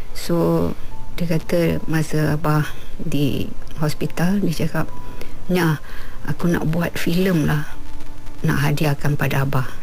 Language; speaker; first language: Malay; native; Malay